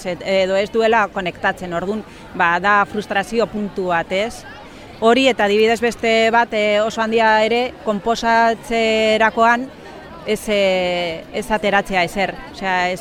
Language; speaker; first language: Basque; non-native, local second language; Spanish